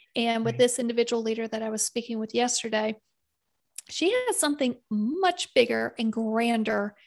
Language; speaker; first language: English; native; English